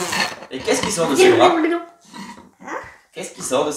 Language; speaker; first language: French; native; French